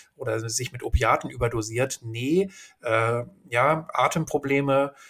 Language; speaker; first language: German; native; German